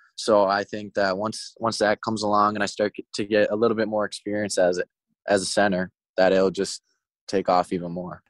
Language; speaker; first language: English; native; English